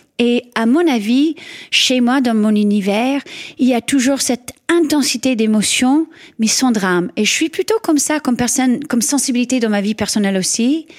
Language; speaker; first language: French; non-native, fluent; English